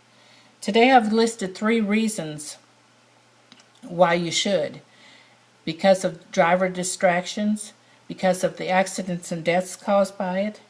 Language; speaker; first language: English; native; English